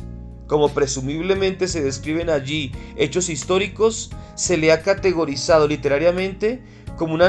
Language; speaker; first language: Spanish; native; Spanish